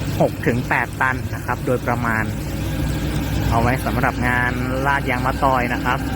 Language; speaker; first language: Thai; native; Thai